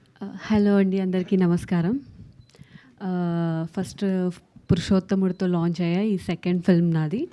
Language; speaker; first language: Telugu; non-native, learner; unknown